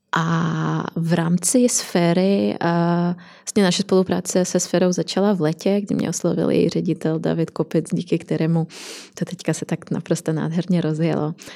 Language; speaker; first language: Czech; non-native, fluent; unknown